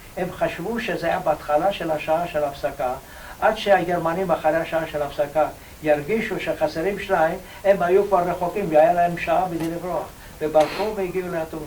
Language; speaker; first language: Hebrew; non-native, fluent; Ladino